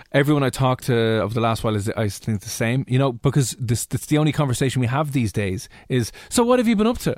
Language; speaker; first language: English; native; English